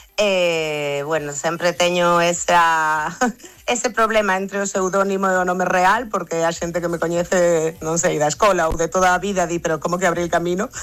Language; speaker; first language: Galician; non-native, local second language; Spanish